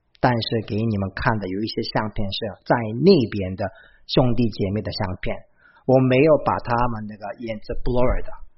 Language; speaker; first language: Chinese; non-native, fluent; Korean